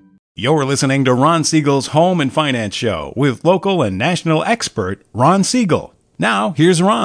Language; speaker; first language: English; native; English